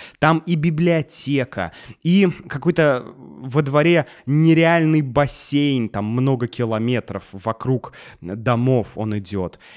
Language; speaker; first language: Russian; native; Russian